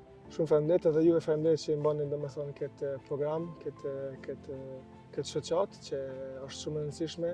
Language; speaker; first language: Albanian; early bilingual, heritage; Albanian